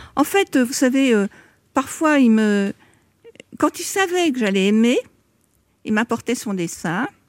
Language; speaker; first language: French; native; French